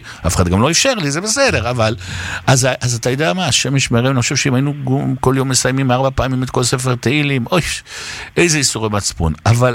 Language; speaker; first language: Hebrew; native; Hebrew